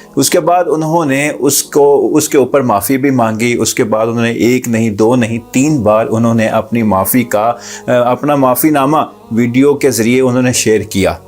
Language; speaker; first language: Urdu; native; Urdu